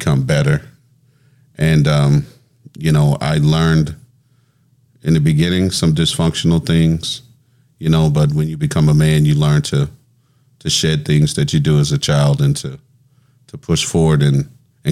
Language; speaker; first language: English; native; English